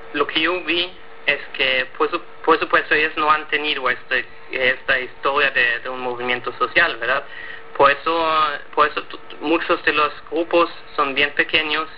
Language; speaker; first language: Spanish; non-native, fluent; German